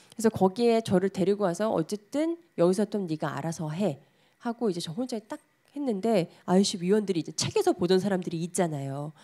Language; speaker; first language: Korean; native; Korean